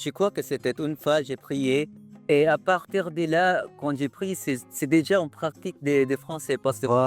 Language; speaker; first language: French; non-native, learner; Filipino